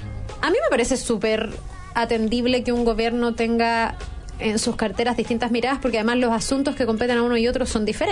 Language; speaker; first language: Spanish; native; Spanish